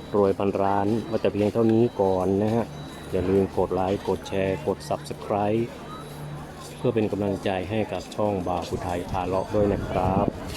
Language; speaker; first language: Thai; native; Thai